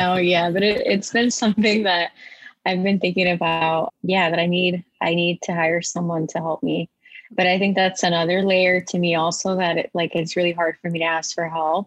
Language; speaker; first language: English; native; English